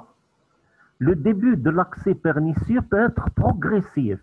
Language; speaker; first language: French; non-native, local second language; Arabic